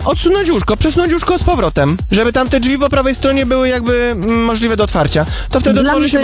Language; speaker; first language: Polish; native; Polish